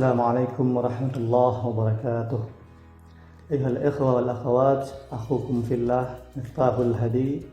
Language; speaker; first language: Arabic; non-native, fluent; Indonesian